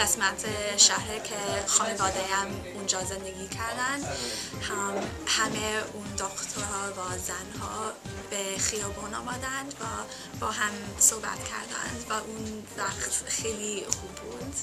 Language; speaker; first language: Persian; non-native, learner; English